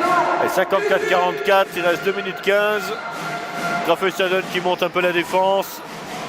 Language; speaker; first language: French; native; French